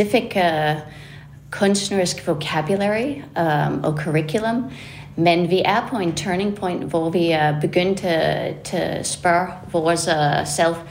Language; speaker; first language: Danish; non-native, fluent; English